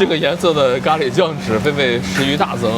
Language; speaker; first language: Chinese; native; Chinese